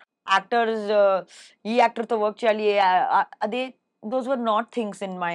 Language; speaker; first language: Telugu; non-native, fluent; Hindi